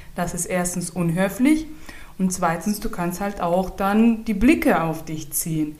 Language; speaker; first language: German; non-native, fluent; Turkmen